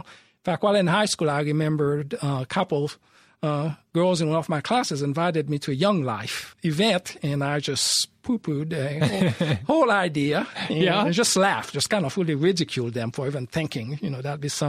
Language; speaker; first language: English; early bilingual, other home language; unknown